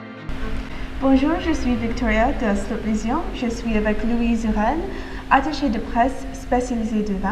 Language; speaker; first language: French; non-native, fluent; English